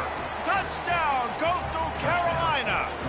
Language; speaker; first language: English; native; English